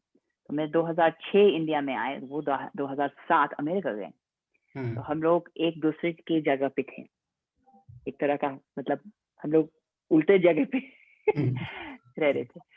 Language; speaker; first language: Hindi; non-native, fluent; English